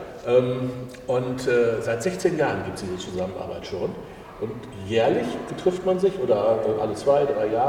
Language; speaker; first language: German; native; German